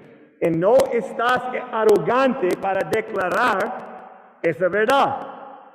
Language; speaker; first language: Spanish; non-native, learner; English